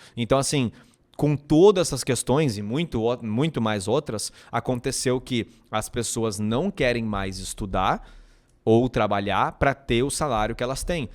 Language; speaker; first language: Portuguese; native; Portuguese